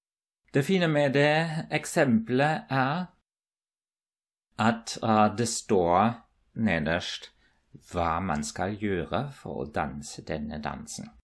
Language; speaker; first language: Norwegian; non-native, fluent; German